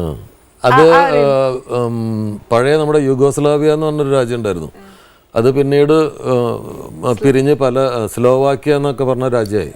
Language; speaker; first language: Malayalam; native; Malayalam